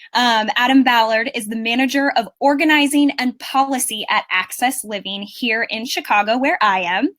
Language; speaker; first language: English; native; English